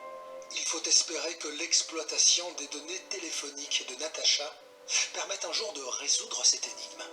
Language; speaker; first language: French; native; French